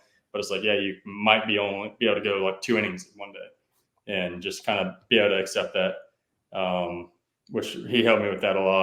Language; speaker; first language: English; native; English